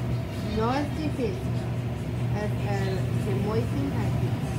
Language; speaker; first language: Spanish; non-native, learner; English